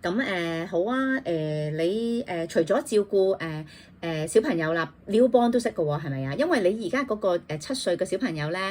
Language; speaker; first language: Cantonese; native; Cantonese